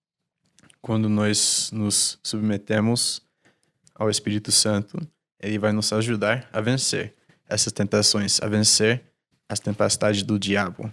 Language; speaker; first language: Portuguese; non-native, fluent; English